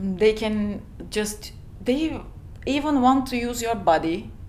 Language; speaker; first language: English; non-native, fluent; Turkish